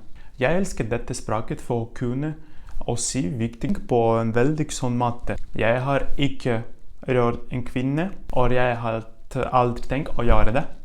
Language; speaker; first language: Norwegian; non-native, learner; Ukrainian